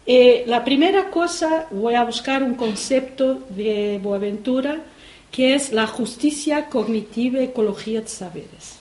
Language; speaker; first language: Spanish; non-native, fluent; Portuguese